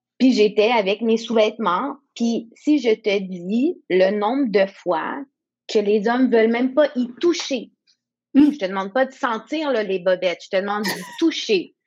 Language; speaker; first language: French; non-native, local second language; English